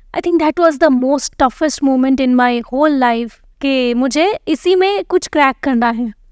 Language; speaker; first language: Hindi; non-native, local second language; Bangla